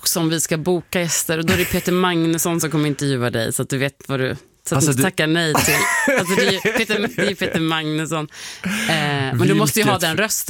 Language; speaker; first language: Swedish; native; Swedish